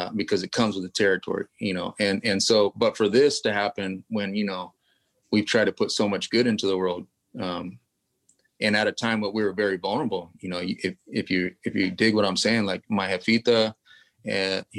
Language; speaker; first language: English; native; English